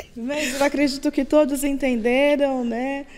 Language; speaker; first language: Portuguese; native; Portuguese